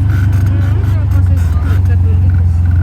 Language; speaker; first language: French; non-native, local second language; Malagasy